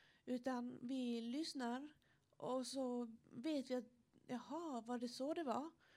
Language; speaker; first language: Swedish; non-native, fluent; Spanish